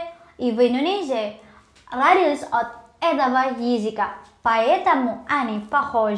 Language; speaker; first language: Russian; non-native, learner; Indonesian